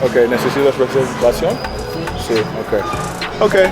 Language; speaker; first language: Spanish; non-native, learner; English